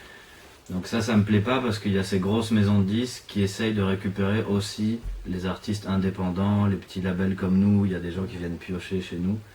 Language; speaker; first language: French; native; French